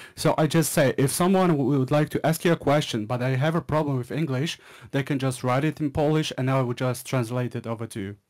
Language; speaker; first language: English; non-native, fluent; Polish